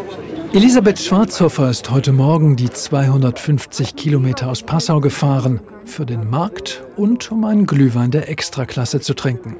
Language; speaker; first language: German; native; German